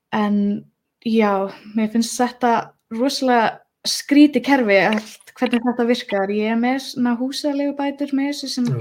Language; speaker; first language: Icelandic; early bilingual, other home language; Spanish